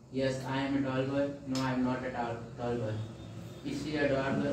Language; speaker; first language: English; non-native, learner; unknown